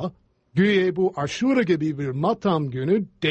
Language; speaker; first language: Turkish; non-native, fluent; English